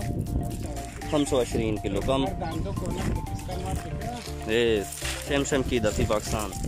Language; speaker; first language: Arabic; non-native, learner; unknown